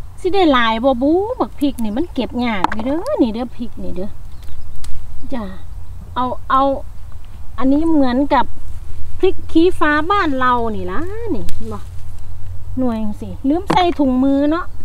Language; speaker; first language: Thai; non-native, local second language; Northeastern Thai